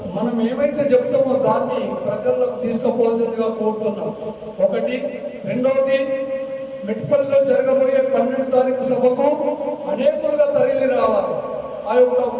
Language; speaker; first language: Telugu; native; Telugu